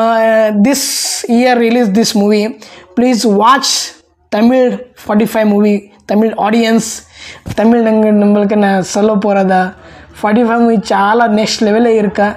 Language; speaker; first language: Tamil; non-native, local second language; Kannada